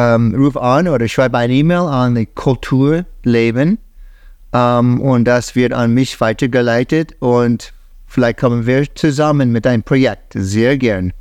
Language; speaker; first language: German; non-native, fluent; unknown